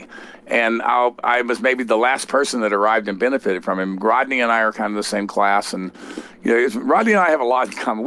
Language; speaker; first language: English; native; English